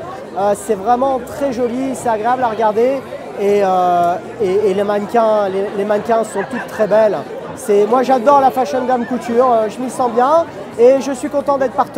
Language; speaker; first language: French; native; French